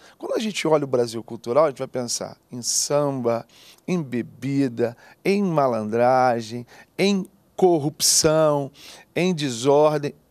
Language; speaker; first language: Portuguese; native; Portuguese